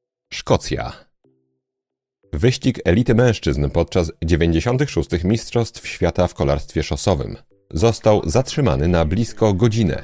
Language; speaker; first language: Polish; native; Polish